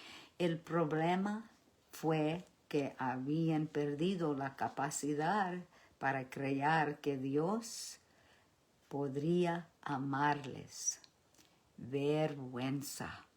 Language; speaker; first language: Spanish; early bilingual, heritage; Spanish